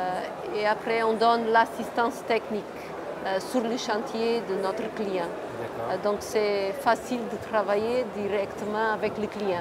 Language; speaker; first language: French; non-native, fluent; Portuguese